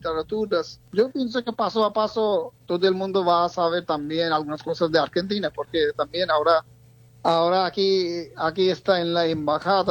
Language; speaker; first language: Spanish; non-native, learner; Bangla